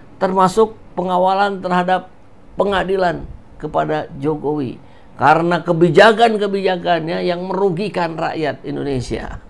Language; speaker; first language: Indonesian; native; Indonesian